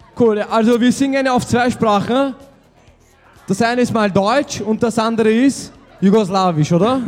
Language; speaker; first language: German; early bilingual, other home language; Turkish